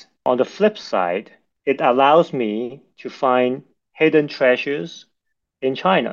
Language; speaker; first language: English; non-native, local second language; Cantonese